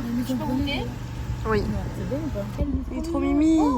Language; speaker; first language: French; native; French